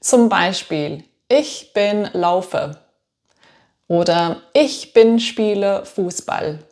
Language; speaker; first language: German; non-native, fluent; English